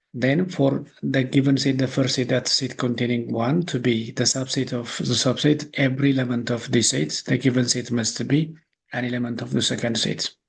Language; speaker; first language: English; non-native, local second language; Amharic